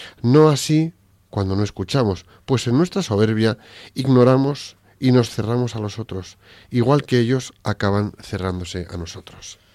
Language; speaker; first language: Spanish; native; Spanish